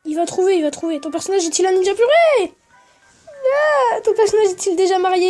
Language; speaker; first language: French; native; French